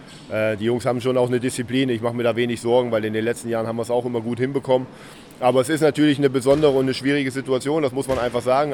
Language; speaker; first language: German; native; German